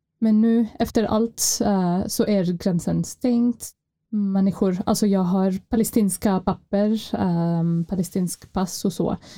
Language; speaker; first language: Swedish; non-native, fluent; Arabic